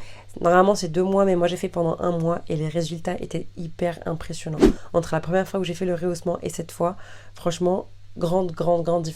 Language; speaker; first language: French; native; French